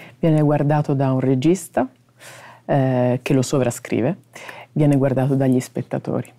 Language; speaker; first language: Italian; native; Italian